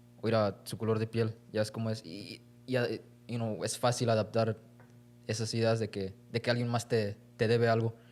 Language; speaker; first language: Spanish; early bilingual, heritage; Spanish